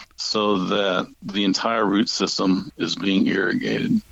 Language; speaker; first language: English; native; English